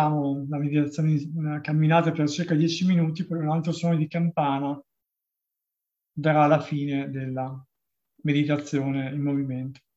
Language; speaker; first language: Italian; native; Italian